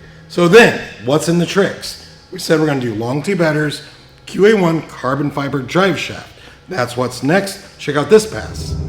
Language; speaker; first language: English; native; English